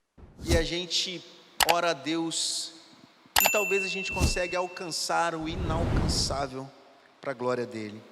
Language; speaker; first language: Portuguese; native; Portuguese